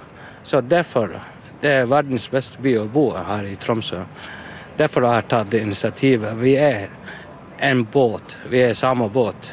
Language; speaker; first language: Norwegian; non-native, learner; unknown